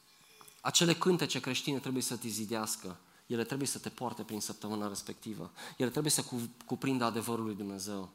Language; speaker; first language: Romanian; native; Romanian